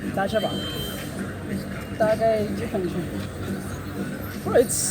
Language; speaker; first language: Chinese; non-native, learner; Amharic